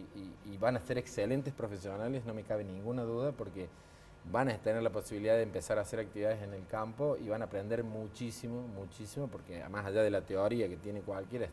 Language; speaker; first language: Spanish; native; Spanish